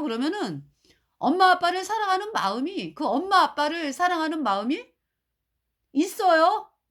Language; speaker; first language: Korean; native; Korean